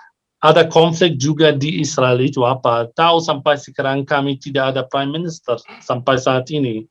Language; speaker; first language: Indonesian; non-native, fluent; Arabic